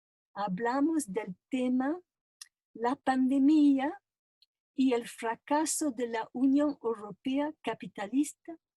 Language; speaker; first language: Spanish; non-native, fluent; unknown